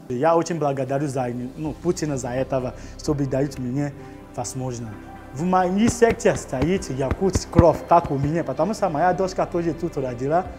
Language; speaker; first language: Russian; non-native, learner; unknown